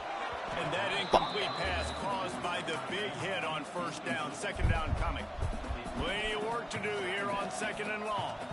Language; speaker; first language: English; native; English